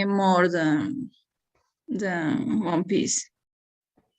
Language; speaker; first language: English; non-native, learner; Spanish